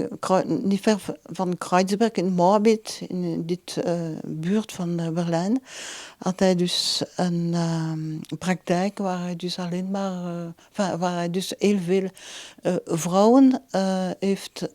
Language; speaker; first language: Dutch; non-native, local second language; French